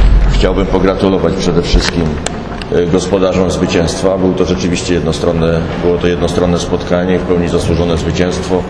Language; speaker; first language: Polish; native; Polish